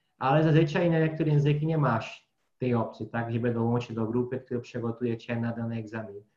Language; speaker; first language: Polish; non-native, fluent; Portuguese